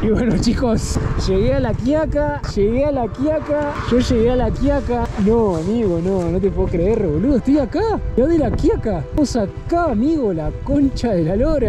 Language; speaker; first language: Spanish; native; Spanish